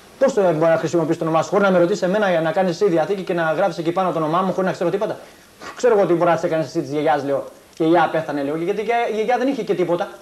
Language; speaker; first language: Greek; early bilingual, heritage; Greek